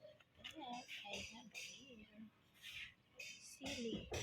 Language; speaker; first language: English; non-native, local second language; Filipino